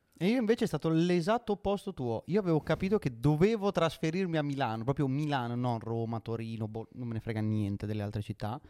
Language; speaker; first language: Italian; native; Italian